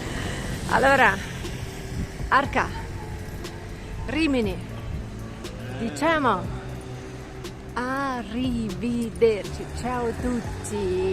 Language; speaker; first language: Italian; non-native, learner; Russian